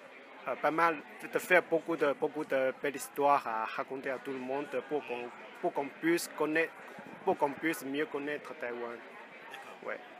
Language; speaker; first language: French; non-native, fluent; Chinese